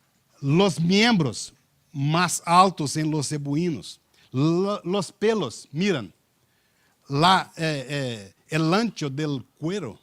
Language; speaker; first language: Spanish; non-native, learner; Portuguese